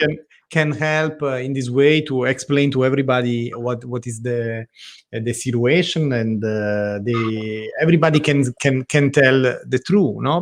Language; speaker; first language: English; non-native, learner; Italian